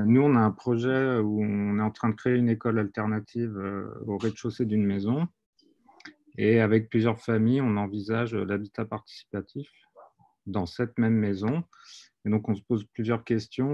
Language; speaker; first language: French; native; French